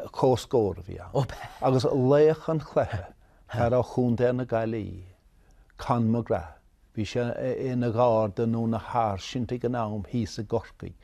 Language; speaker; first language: Irish; native; Irish